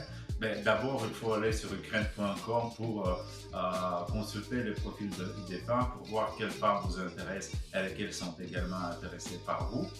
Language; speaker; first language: French; non-native, fluent; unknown